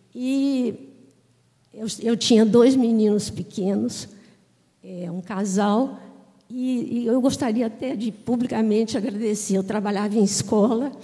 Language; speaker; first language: Portuguese; native; Portuguese